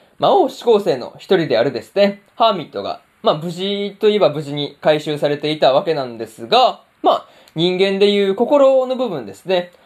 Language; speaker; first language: Japanese; native; Japanese